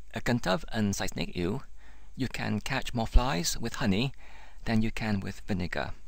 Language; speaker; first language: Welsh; non-native, learner; English